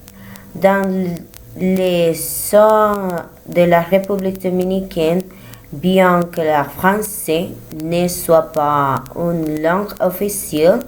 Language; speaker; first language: French; non-native, learner; Spanish